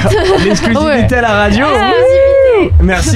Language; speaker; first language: French; native; French